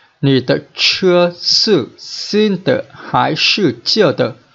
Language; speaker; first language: Chinese; non-native, fluent; Vietnamese